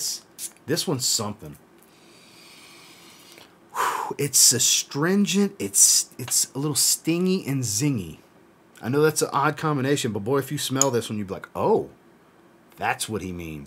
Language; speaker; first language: English; native; English